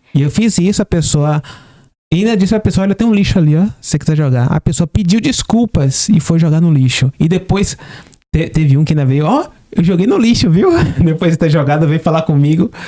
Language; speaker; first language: Portuguese; native; Portuguese